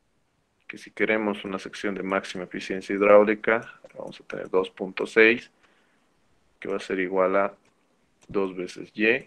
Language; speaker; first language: Spanish; native; Spanish